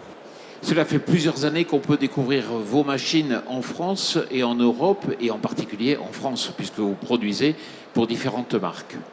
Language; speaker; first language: French; native; French